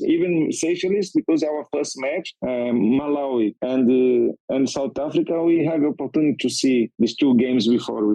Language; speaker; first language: English; non-native, learner; Portuguese